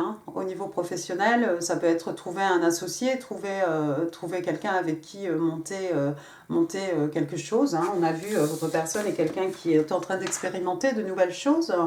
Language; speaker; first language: French; native; French